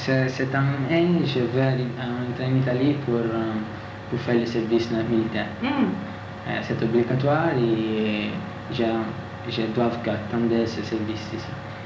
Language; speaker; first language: French; non-native, learner; Italian